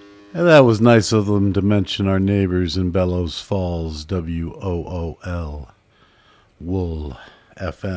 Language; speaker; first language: English; native; English